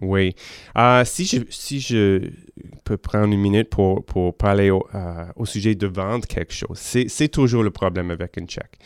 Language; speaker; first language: French; non-native, local second language; English